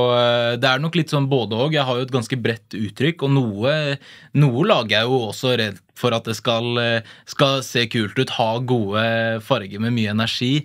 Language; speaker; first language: Norwegian; native; Norwegian